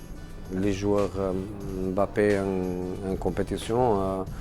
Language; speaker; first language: French; non-native, fluent; Portuguese